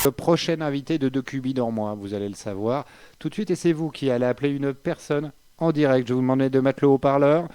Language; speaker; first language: French; native; French